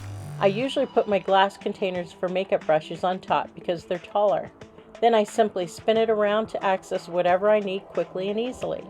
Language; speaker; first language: English; native; English